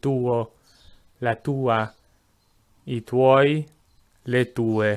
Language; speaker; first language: Italian; non-native, fluent; English